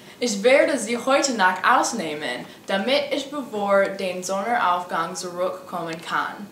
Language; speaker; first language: German; non-native, learner; English